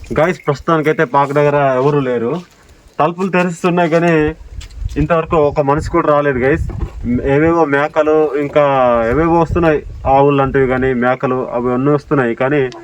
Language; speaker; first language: Telugu; non-native, local second language; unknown